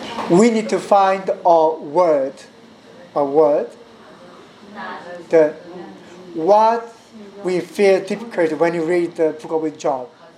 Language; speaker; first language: English; non-native, learner; Korean